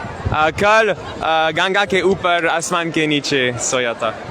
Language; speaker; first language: Hindi; non-native, learner; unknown